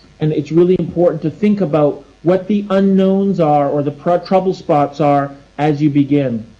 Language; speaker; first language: English; native; English